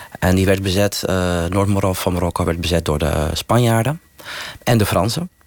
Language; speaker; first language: Dutch; early bilingual, other home language; Riffian